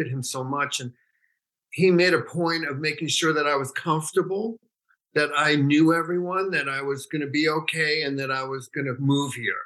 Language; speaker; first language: English; native; English